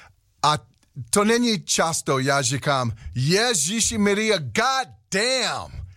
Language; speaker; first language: Czech; non-native, learner; English